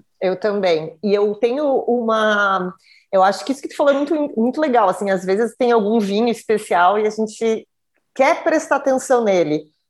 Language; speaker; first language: Portuguese; native; Portuguese